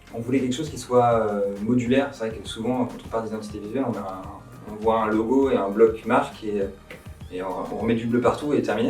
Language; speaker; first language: French; native; French